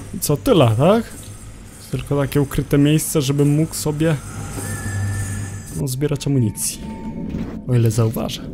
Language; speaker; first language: Polish; native; Polish